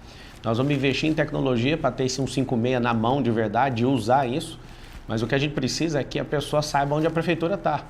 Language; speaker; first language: Portuguese; native; Portuguese